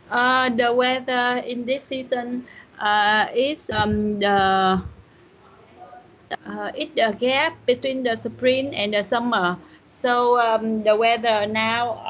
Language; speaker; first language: English; non-native, learner; Vietnamese